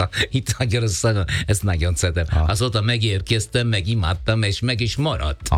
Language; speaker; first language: Hungarian; non-native, fluent; Italian